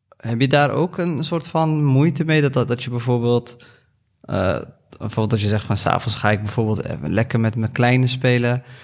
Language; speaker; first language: Dutch; early bilingual, other home language; Arabic